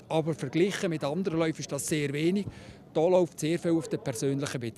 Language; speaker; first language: German; native; German